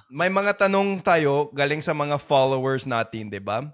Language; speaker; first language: Filipino; non-native, fluent; English